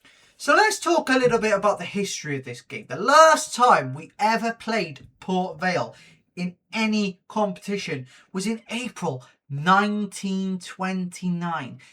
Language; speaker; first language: English; native; English